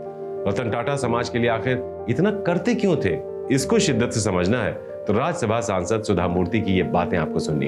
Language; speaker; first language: Hindi; native; Hindi